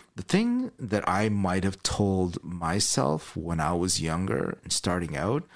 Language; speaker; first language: English; native; English